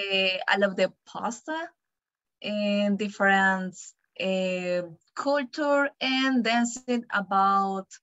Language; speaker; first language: English; non-native, learner; Spanish